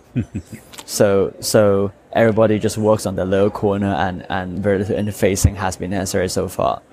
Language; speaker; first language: English; non-native, local second language; Cantonese